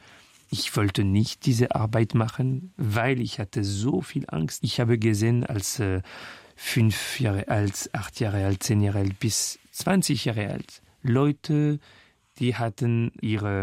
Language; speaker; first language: German; non-native, fluent; French